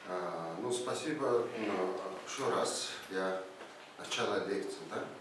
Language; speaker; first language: Russian; non-native, learner; Mongolian